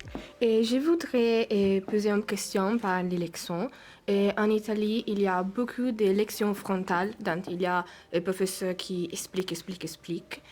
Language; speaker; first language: French; non-native, learner; Italian